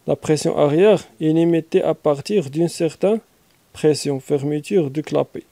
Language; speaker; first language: French; non-native, local second language; Arabic